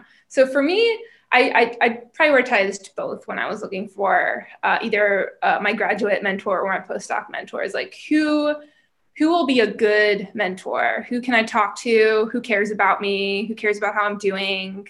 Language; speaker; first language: English; native; English